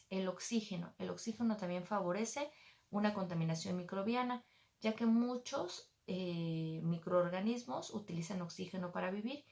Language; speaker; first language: Spanish; native; Spanish